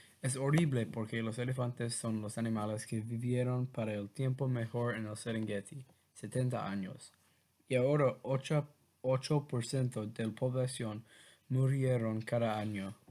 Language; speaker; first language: Spanish; non-native, learner; English